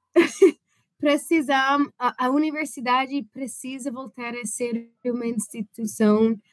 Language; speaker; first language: Portuguese; non-native, fluent; English